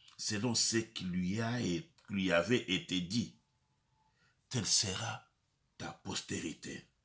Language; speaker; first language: French; non-native, local second language; Lingala